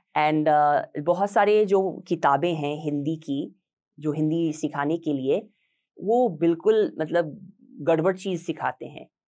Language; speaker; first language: Hindi; non-native, fluent; English